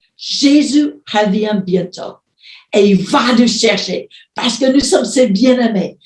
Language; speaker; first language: French; non-native, fluent; English